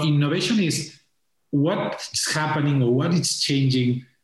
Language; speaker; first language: English; non-native, fluent; Spanish